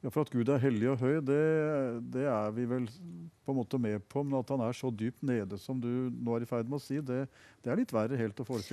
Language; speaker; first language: Norwegian; native; Norwegian